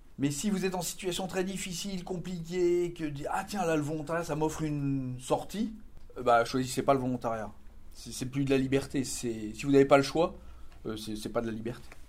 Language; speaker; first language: French; native; French